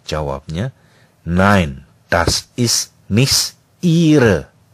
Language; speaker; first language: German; non-native, fluent; Indonesian